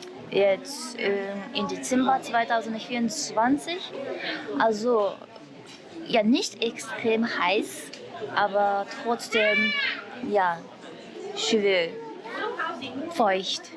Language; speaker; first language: German; non-native, learner; Japanese